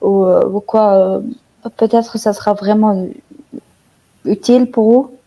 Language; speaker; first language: French; non-native, fluent; Arabic